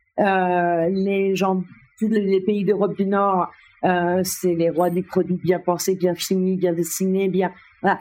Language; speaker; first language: French; native; French